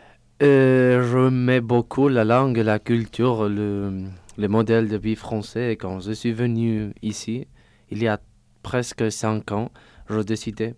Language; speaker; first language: French; non-native, fluent; Spanish